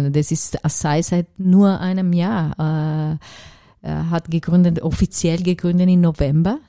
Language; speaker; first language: German; non-native, fluent; Italian